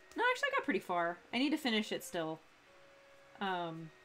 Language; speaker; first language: English; native; English